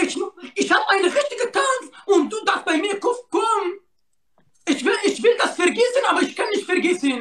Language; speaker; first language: German; non-native, learner; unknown